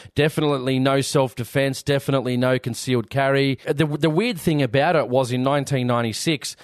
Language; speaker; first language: English; native; English